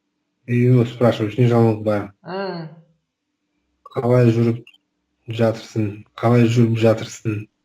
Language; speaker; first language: Kazakh; non-native, local second language; Russian